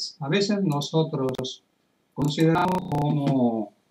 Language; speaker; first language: Spanish; non-native, fluent; Italian